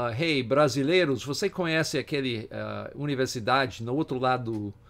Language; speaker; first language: Portuguese; non-native, fluent; English